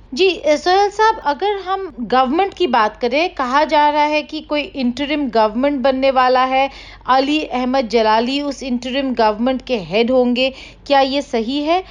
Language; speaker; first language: Urdu; native; Urdu